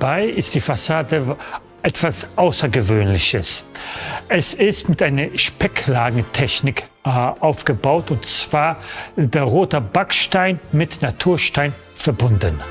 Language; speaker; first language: German; early bilingual, other home language; Polish